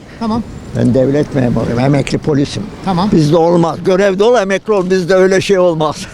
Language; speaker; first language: Turkish; native; Turkish